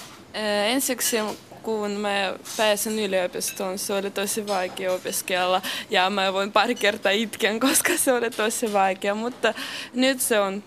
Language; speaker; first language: Finnish; non-native, learner; Russian